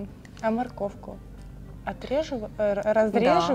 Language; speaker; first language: Russian; native; Russian